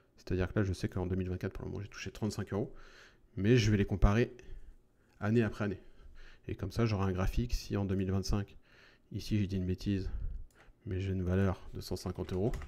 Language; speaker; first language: French; native; French